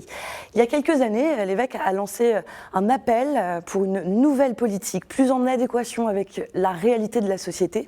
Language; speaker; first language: French; native; French